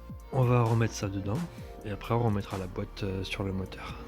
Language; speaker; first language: French; native; French